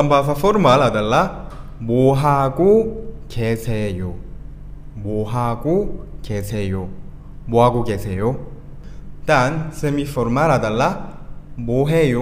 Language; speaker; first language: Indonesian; non-native, fluent; Korean